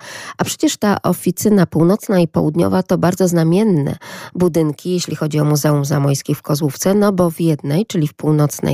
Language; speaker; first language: Polish; native; Polish